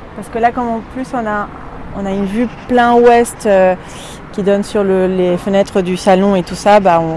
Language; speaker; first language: French; non-native, fluent; Spanish